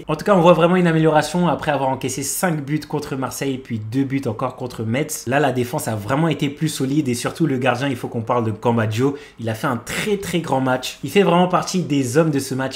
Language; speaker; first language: French; native; French